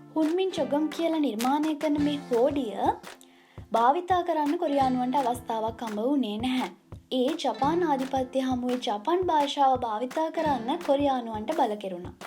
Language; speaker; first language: Sinhala; native; Sinhala